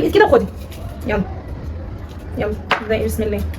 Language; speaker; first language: Arabic; native; Arabic